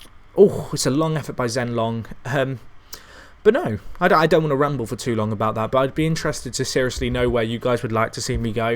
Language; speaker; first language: English; native; English